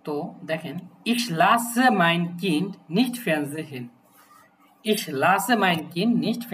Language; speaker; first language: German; non-native, fluent; Bangla